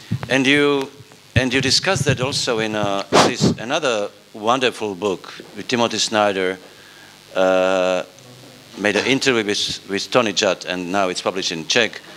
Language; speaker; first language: English; non-native, fluent; Slovak